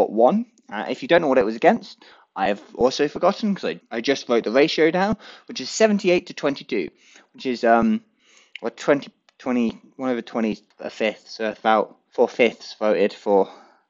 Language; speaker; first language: English; native; English